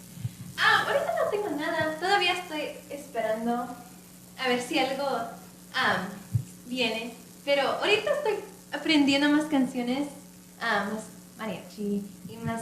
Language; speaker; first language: Spanish; early bilingual, other home language; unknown